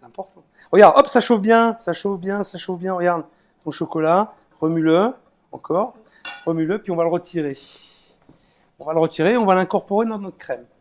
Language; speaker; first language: French; native; French